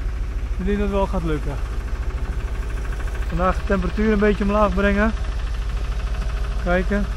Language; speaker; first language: Dutch; native; Dutch